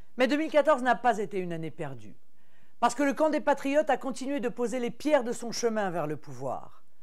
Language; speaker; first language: French; native; French